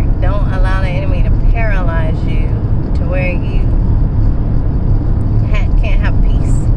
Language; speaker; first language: English; native; English